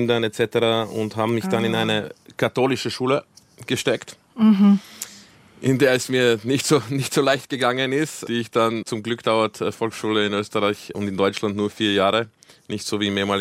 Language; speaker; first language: German; early bilingual, other home language; Croatian